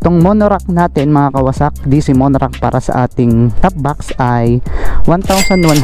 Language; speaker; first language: Filipino; native; Filipino